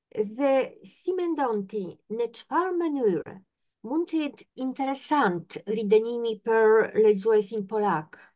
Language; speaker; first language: Albanian; non-native, fluent; Polish